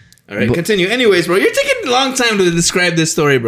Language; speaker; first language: English; early bilingual, other home language; Spanish